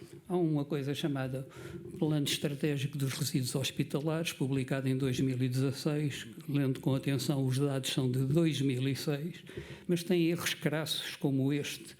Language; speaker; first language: Portuguese; native; Portuguese